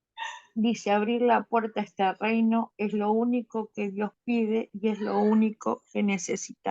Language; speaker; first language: Spanish; native; Spanish